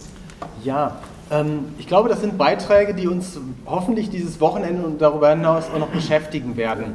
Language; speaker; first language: German; native; German